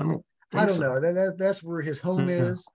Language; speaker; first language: English; native; English